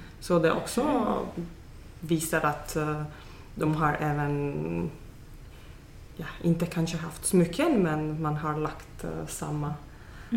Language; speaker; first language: Swedish; non-native, fluent; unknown